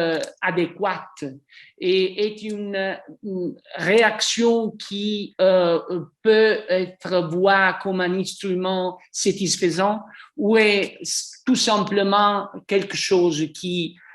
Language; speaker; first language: French; non-native, fluent; Italian